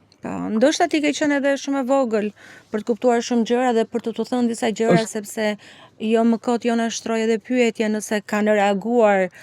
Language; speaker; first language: Albanian; native; Albanian